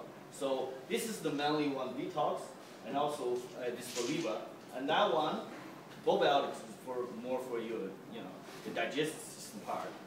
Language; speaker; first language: English; non-native, fluent; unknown